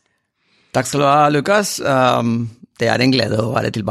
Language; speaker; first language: Norwegian; non-native, fluent; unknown